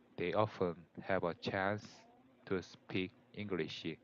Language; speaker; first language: English; non-native, learner; Korean